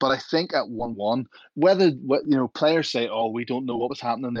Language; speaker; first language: English; native; English